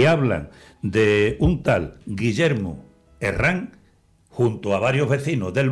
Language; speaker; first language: Spanish; native; Spanish